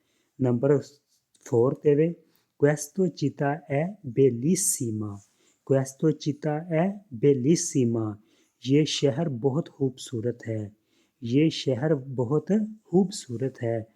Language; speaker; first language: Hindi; non-native, local second language; Punjabi